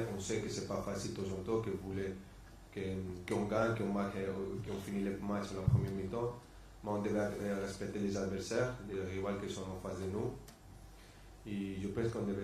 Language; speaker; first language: French; non-native, fluent; Spanish